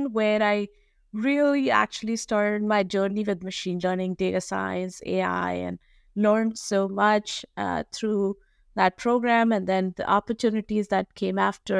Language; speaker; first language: English; non-native, local second language; Hindi